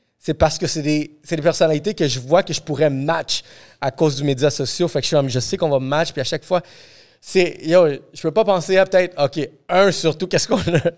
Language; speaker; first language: French; non-native, fluent; English